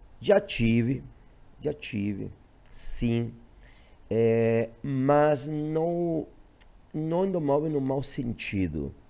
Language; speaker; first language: Portuguese; non-native, fluent; Spanish